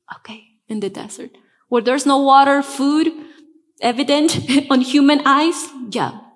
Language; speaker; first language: English; non-native, fluent; Spanish